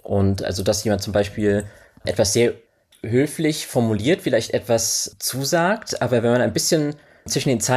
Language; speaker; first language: German; native; German